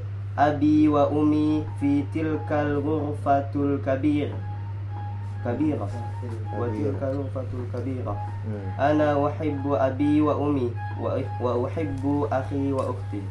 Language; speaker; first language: Arabic; non-native, learner; Indonesian